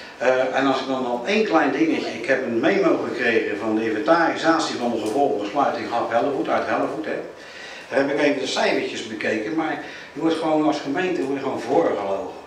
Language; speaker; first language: Dutch; native; Dutch